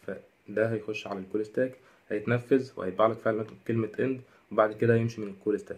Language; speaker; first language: Arabic; native; Arabic